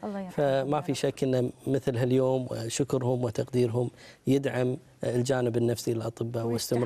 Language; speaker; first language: Arabic; native; Arabic